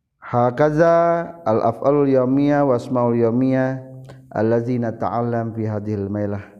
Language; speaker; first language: Arabic; non-native, learner; Indonesian